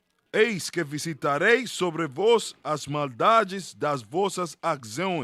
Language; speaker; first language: Portuguese; non-native, learner; Spanish